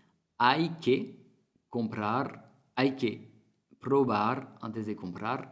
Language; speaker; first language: Spanish; non-native, fluent; French